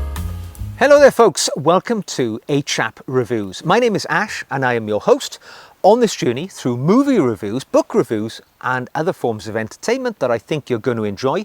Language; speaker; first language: English; native; English